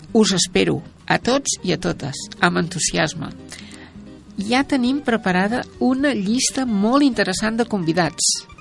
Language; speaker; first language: Catalan; native; Catalan